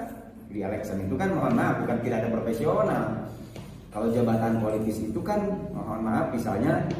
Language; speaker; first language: Indonesian; native; Indonesian